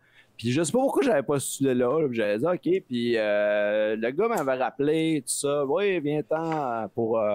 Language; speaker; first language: French; native; French